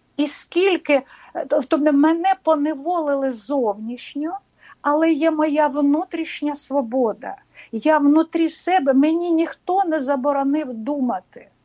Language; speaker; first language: Ukrainian; non-native, local second language; Russian